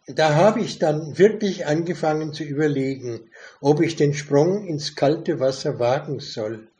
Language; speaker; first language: German; native; German